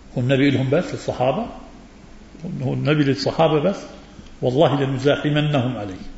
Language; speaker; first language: Arabic; native; Arabic